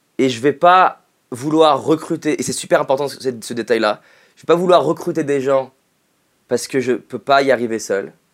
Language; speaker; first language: French; native; French